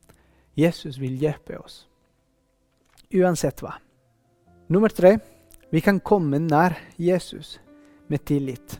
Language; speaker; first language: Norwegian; non-native, fluent; Spanish